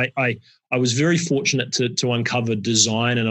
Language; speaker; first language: English; native; English